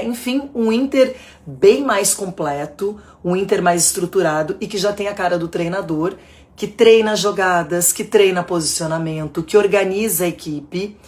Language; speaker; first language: Portuguese; native; Portuguese